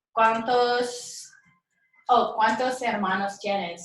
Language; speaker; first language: Spanish; non-native, learner; English